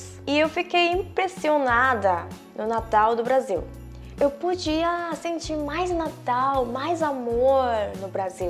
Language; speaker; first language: Portuguese; non-native, fluent; Korean